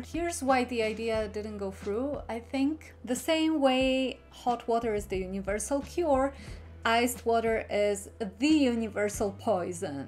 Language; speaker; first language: English; non-native, fluent; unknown